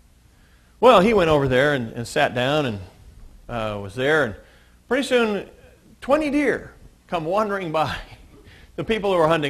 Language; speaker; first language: English; native; English